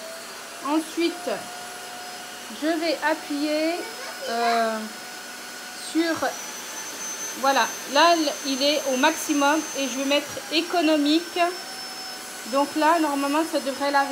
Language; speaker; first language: French; native; French